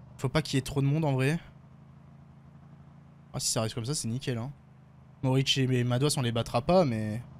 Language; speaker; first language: French; native; French